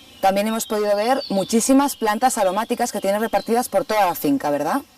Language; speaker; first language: Spanish; native; Spanish